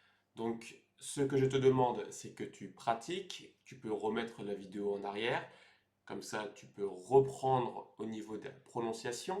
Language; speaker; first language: French; native; French